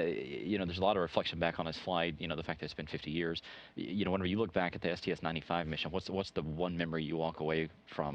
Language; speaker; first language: English; native; English